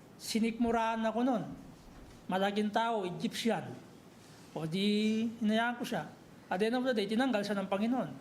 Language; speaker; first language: Filipino; native; Filipino